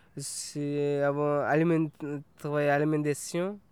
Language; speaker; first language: French; non-native, learner; Tamil